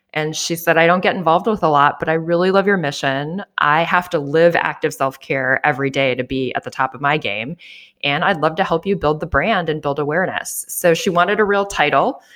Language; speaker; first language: English; native; English